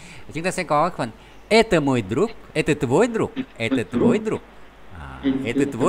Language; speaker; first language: Russian; non-native, fluent; Vietnamese